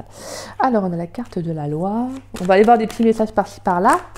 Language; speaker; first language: French; native; French